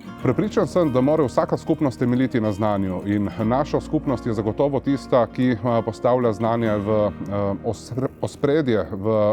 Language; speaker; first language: Slovenian; native; Slovenian